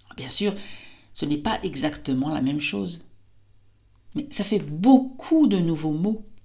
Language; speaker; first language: French; native; French